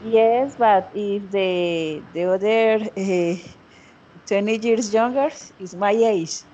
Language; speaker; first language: English; non-native, learner; Spanish